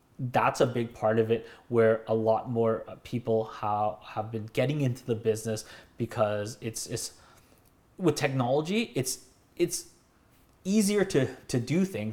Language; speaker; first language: English; native; English